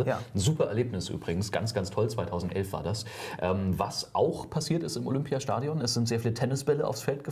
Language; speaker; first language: German; native; German